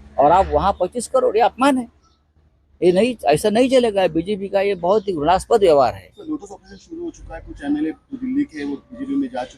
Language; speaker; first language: Hindi; non-native, local second language; Marathi